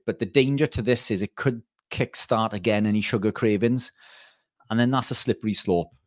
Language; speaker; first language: English; native; English